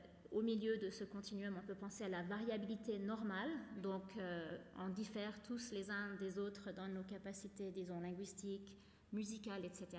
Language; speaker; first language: French; non-native, fluent; English